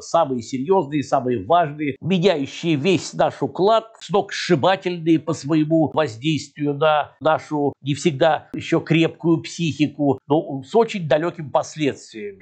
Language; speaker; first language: Russian; native; Russian